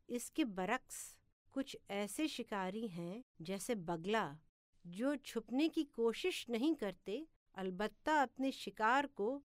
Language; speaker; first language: Urdu; native; Urdu